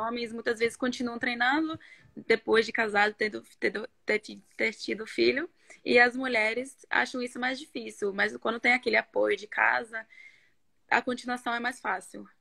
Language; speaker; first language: Portuguese; non-native, fluent; Norwegian